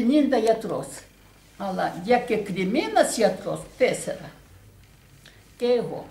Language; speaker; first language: Greek; non-native, learner; Russian